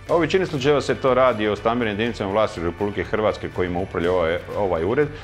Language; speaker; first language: Croatian; native; Croatian